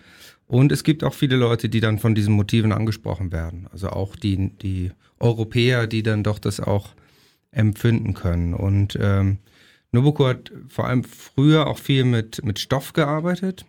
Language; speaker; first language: German; native; German